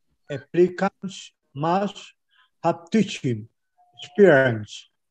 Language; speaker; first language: English; non-native, learner; Spanish